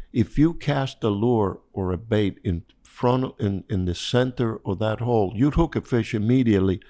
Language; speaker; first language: English; non-native, fluent; Spanish